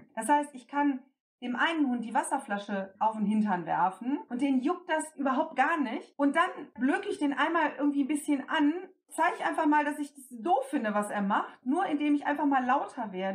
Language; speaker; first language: German; native; German